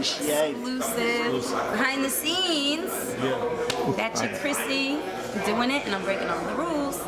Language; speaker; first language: English; native; English